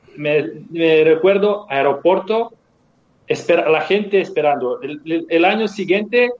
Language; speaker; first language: Spanish; non-native, fluent; Serbian